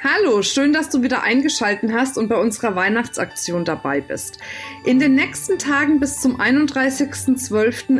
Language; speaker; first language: German; native; German